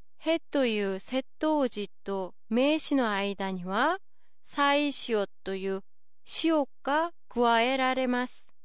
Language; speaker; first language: Japanese; non-native, fluent; Korean